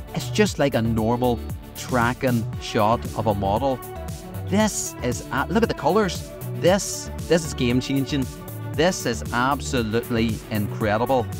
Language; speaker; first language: English; native; English